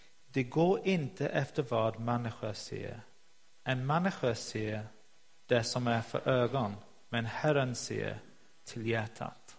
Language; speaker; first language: Swedish; non-native, fluent; English